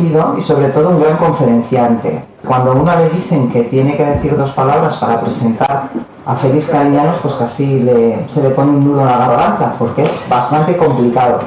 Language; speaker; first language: Spanish; native; Spanish